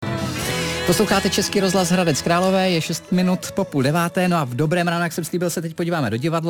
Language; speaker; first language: Czech; native; Czech